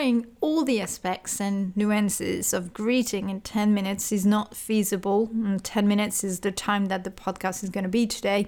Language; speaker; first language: English; non-native, fluent; French